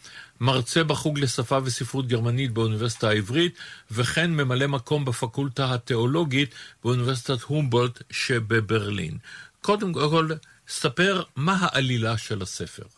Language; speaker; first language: Hebrew; native; Hebrew